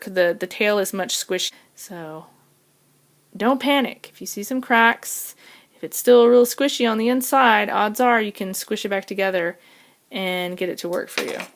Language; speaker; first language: English; native; English